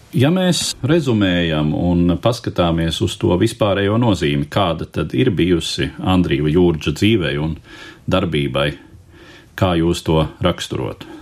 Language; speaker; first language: Latvian; native; Latvian